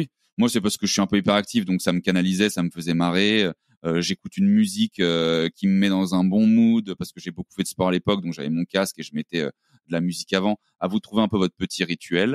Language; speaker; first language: French; native; French